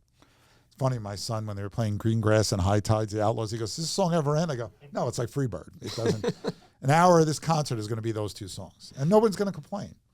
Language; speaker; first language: English; native; English